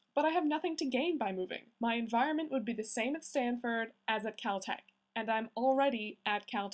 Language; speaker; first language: English; native; English